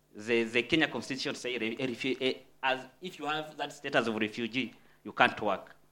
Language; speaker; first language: English; non-native, fluent; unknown